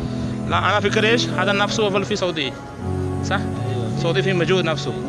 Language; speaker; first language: Arabic; non-native, learner; Urdu